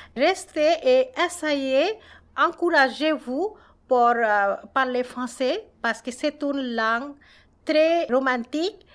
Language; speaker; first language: French; non-native, learner; Bangla